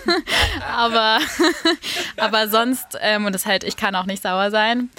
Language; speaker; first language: German; native; German